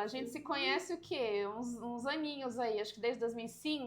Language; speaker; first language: Portuguese; native; Portuguese